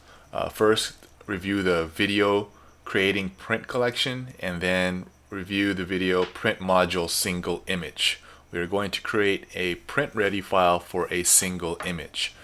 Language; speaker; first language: English; native; English